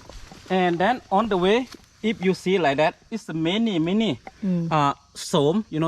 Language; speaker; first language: English; non-native, learner; Thai